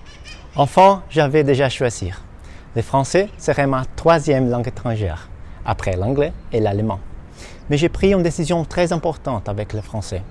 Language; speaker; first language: French; non-native, fluent; Portuguese